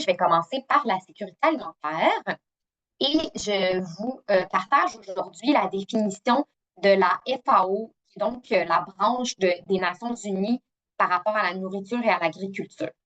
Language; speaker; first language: French; native; French